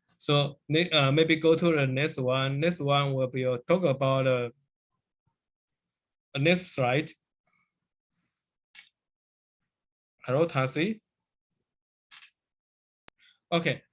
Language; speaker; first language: English; non-native, learner; Chinese